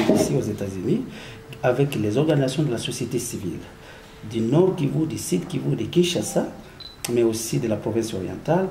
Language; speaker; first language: French; non-native, local second language; Swahili